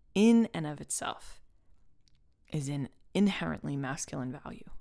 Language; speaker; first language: English; native; English